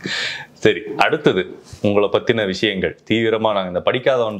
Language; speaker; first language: Tamil; native; Tamil